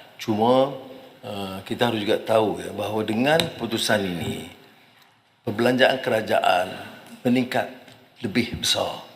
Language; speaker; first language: Malay; native; Malay